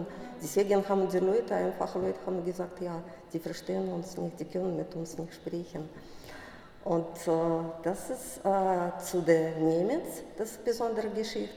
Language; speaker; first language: German; non-native, fluent; Russian